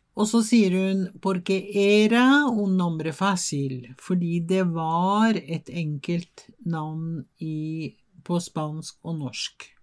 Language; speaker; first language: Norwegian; non-native, fluent; Spanish